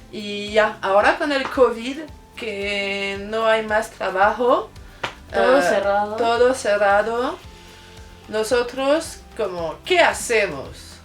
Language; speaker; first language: Spanish; non-native, fluent; French